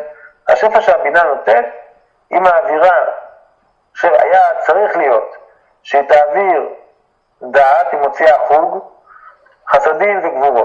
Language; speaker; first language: Hebrew; native; Hebrew